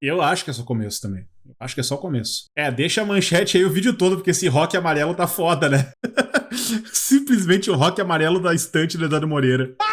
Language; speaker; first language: Portuguese; native; Portuguese